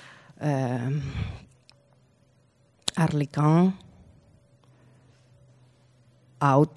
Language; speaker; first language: French; non-native, fluent; Spanish